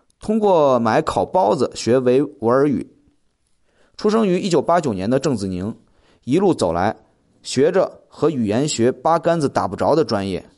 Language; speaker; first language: Chinese; native; Chinese